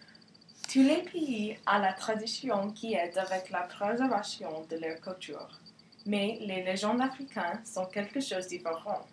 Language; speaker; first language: French; non-native, learner; English